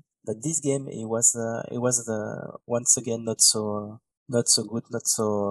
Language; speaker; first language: English; non-native, fluent; French